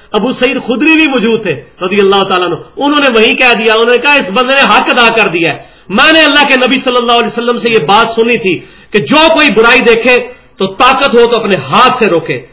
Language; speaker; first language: Urdu; non-native, local second language; Punjabi